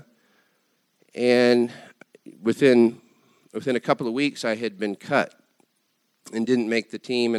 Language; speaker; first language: English; native; English